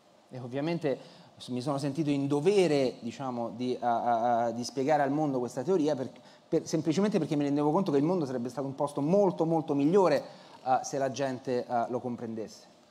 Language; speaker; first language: Italian; native; Italian